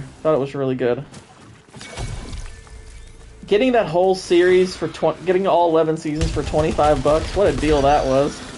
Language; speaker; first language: English; native; English